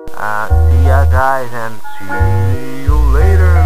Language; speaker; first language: English; non-native, learner; Portuguese